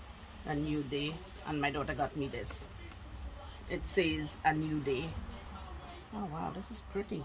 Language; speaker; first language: English; native; English